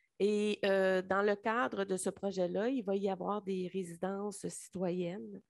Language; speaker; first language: French; native; French